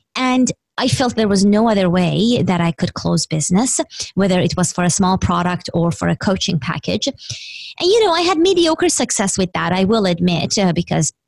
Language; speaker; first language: English; non-native, fluent; Persian